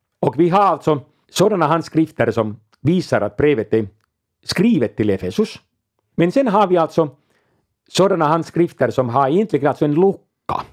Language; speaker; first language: Swedish; non-native, local second language; Finnish